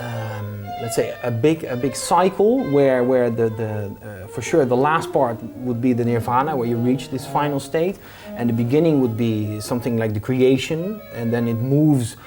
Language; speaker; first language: English; non-native, fluent; Dutch